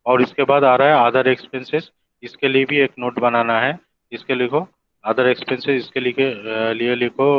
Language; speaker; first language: Hindi; non-native, local second language; Bangla